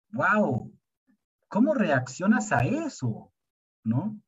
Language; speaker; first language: Spanish; non-native, fluent; German